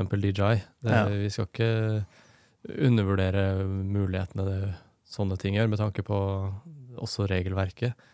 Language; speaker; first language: Norwegian; native; Norwegian